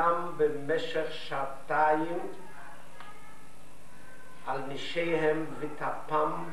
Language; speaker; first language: Hebrew; non-native, fluent; Yiddish